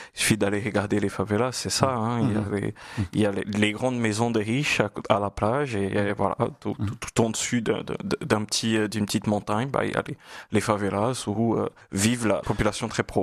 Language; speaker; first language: French; non-native, fluent; Portuguese